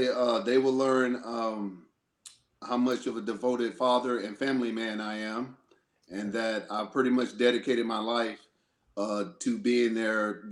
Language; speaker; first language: English; native; English